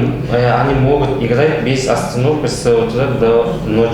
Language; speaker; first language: Russian; non-native, local second language; Kazakh